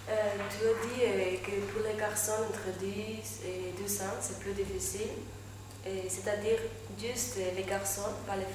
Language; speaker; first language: French; non-native, fluent; Spanish